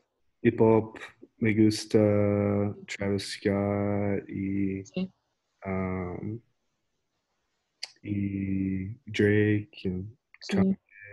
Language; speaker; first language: Spanish; non-native, learner; English